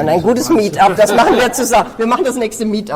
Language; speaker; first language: German; native; German